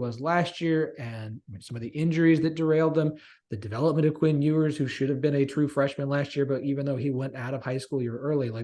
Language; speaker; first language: English; native; English